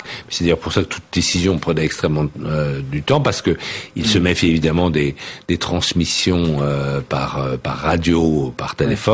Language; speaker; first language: French; native; French